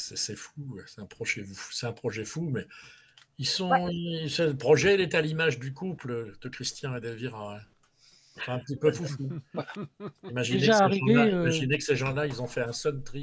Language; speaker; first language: French; native; French